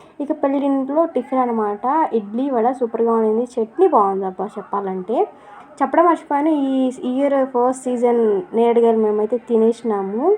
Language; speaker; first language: Telugu; non-native, local second language; Urdu